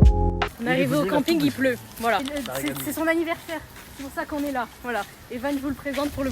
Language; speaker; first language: French; native; French